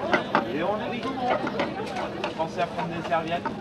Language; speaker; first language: French; native; French